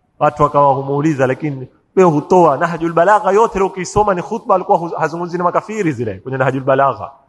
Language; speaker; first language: Swahili; native; Swahili